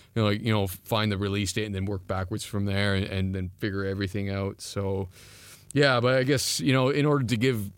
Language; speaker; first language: English; non-native, fluent; French